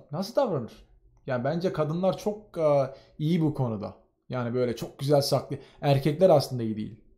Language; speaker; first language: Turkish; native; Turkish